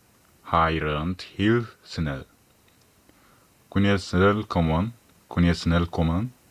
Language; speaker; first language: Dutch; non-native, fluent; Tigrinya